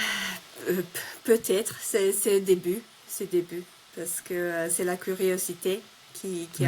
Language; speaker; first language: French; non-native, fluent; Finnish